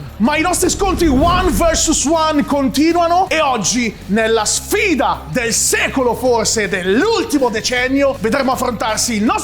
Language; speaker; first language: Italian; native; Italian